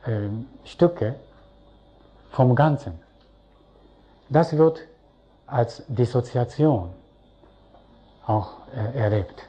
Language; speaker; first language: German; non-native, fluent; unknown